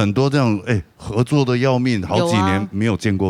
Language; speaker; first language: Chinese; native; Chinese